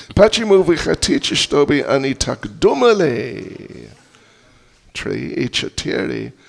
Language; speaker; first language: Russian; non-native, fluent; English